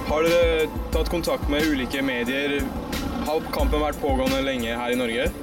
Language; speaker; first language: Norwegian; native; Norwegian